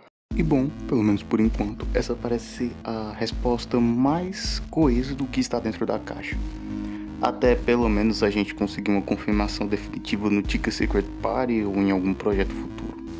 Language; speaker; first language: Portuguese; native; Portuguese